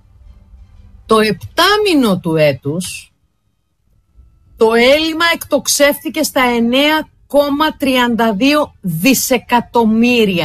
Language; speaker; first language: Greek; native; Greek